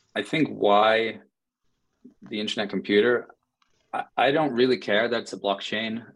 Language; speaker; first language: English; native; English